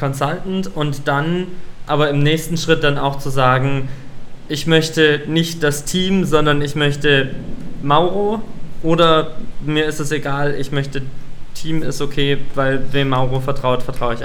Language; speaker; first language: German; native; German